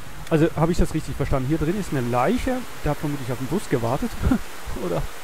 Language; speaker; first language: German; non-native, fluent; Swiss German